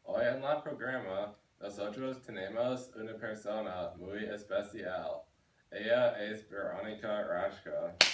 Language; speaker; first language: Spanish; non-native, learner; English